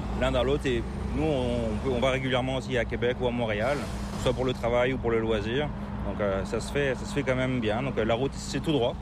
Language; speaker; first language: French; native; French